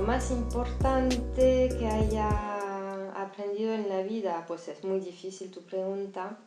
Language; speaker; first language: Spanish; non-native, fluent; French